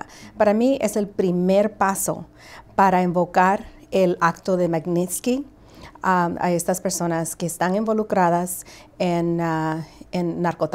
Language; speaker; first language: Spanish; early bilingual, heritage; Spanish